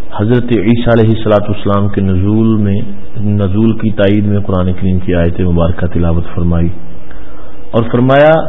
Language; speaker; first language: Urdu; non-native, local second language; Punjabi